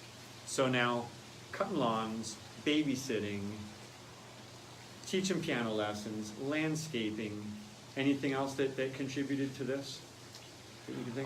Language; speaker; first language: English; native; English